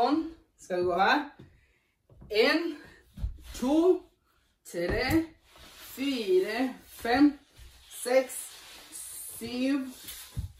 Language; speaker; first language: Norwegian; non-native, fluent; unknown